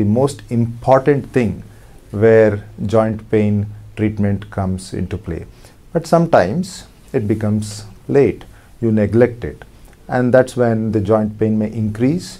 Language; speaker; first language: English; non-native, local second language; Telugu